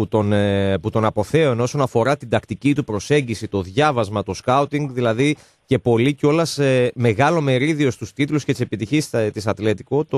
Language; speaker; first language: Greek; native; Greek